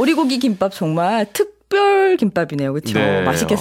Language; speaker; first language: Korean; native; Korean